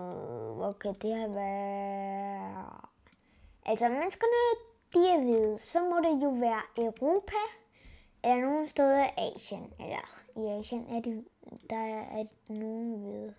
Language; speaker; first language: Danish; early bilingual, other home language; Spanish